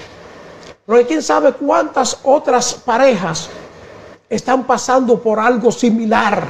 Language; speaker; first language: Spanish; native; Spanish